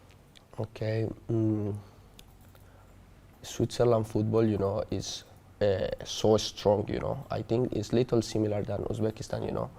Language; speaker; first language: English; non-native, learner; Spanish